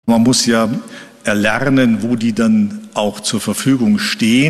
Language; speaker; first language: German; native; German